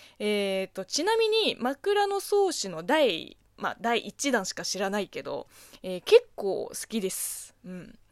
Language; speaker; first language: Japanese; non-native, fluent; Chinese